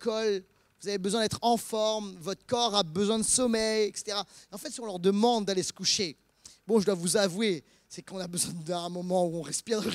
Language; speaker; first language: French; native; French